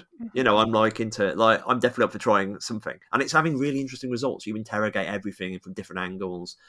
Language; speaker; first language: English; native; English